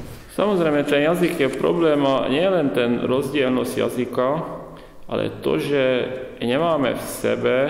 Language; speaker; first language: Slovak; non-native, local second language; Hungarian